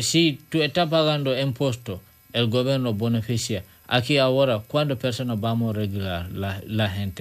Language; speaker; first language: Spanish; non-native, learner; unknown